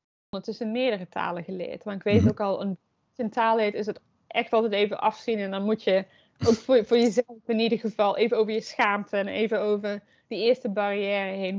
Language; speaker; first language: Dutch; native; Dutch